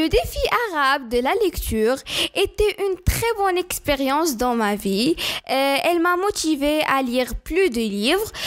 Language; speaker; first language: French; non-native, learner; Arabic